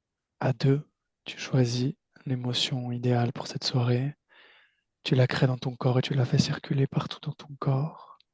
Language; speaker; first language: French; native; French